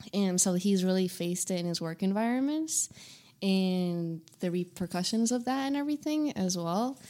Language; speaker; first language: English; early bilingual, other home language; Hindi